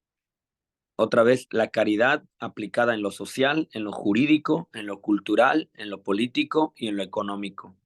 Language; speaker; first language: Spanish; native; Spanish